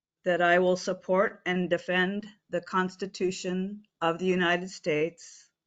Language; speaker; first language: English; native; English